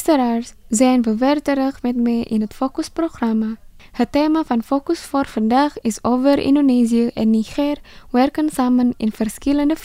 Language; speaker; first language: Dutch; non-native, fluent; Indonesian